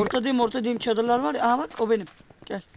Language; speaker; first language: Turkish; native; Turkish